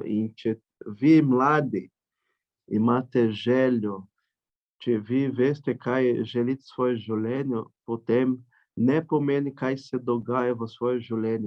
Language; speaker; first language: Slovenian; non-native, learner; Portuguese